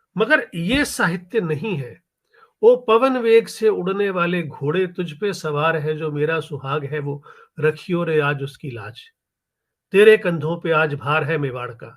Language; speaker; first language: Hindi; native; Hindi